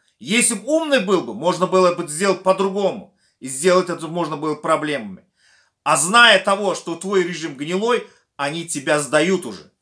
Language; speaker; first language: Russian; non-native, local second language; Turkmen